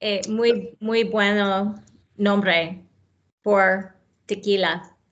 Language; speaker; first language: Spanish; non-native, learner; English